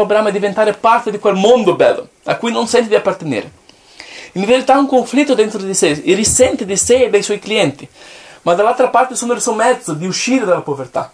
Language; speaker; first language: Italian; non-native, fluent; Portuguese